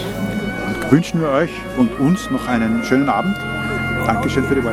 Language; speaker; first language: German; native; German